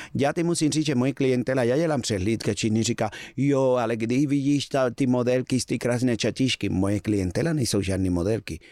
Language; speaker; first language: Czech; non-native, fluent; Spanish